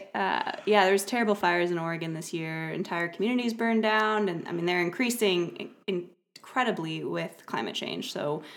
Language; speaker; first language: English; native; English